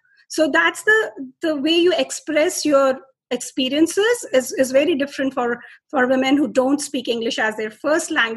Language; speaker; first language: English; non-native, local second language; Hindi